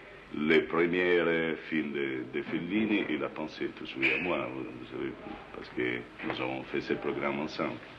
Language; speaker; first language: French; non-native, learner; Italian